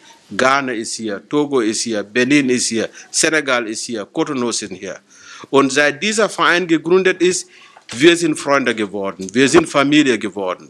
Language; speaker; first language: German; non-native, fluent; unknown